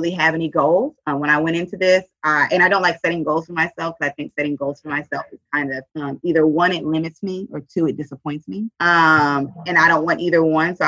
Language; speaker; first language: English; native; English